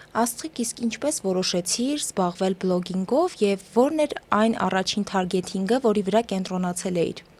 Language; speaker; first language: Armenian; native; Armenian